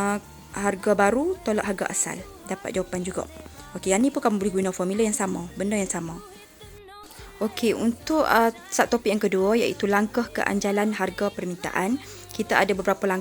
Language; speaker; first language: Malay; native; Malay